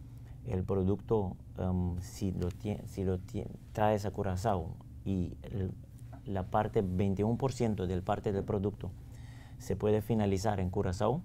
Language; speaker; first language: Spanish; non-native, fluent; Papiamento